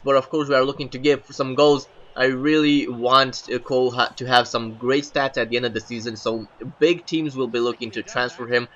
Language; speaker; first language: English; native; English